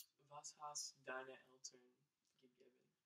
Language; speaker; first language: German; non-native, learner; English